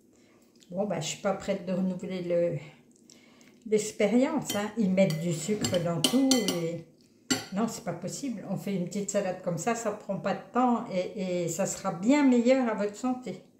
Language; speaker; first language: French; native; French